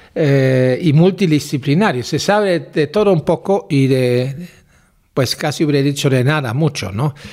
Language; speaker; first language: Spanish; non-native, fluent; German